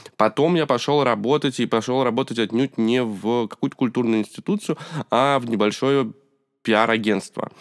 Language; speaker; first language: Russian; native; Russian